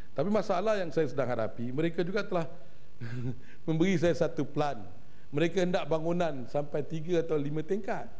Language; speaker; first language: Malay; native; Malay